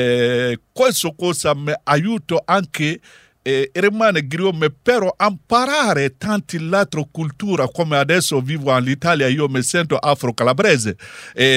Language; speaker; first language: Italian; non-native, learner; Bambara